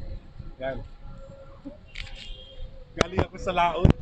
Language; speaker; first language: Filipino; non-native, local second language; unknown